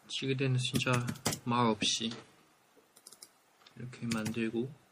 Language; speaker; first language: Korean; non-native, fluent; Chinese